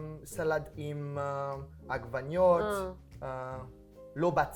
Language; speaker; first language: Hebrew; non-native, learner; French